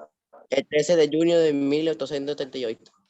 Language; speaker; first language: Spanish; native; Spanish